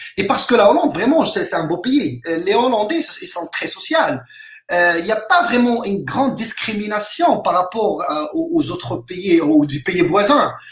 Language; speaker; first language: French; non-native, local second language; Arabic